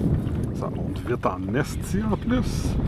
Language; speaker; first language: French; native; French